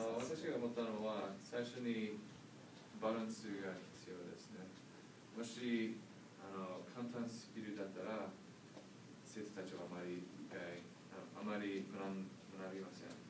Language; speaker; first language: Japanese; non-native, learner; English